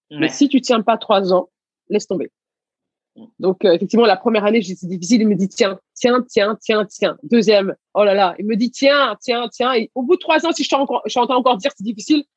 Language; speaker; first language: French; early bilingual, other home language; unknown